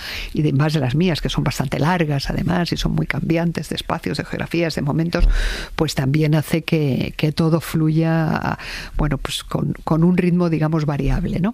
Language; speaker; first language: Spanish; native; Spanish